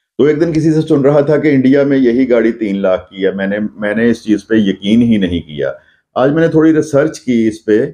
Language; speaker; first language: Urdu; non-native, local second language; Punjabi